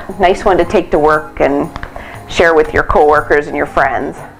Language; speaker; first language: English; native; English